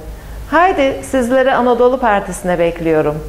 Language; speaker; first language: Turkish; native; Turkish